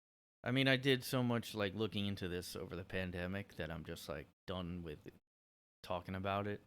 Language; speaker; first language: English; native; English